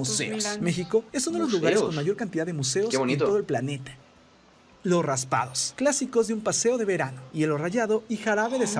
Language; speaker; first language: Spanish; native; Spanish